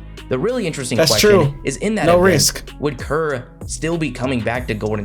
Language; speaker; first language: English; native; English